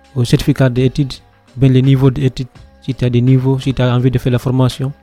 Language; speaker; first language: French; non-native, local second language; Fula